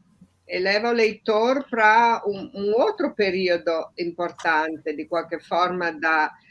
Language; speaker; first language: Portuguese; non-native, fluent; Italian